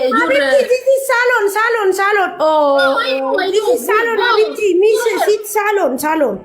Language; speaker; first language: English; non-native, learner; Amharic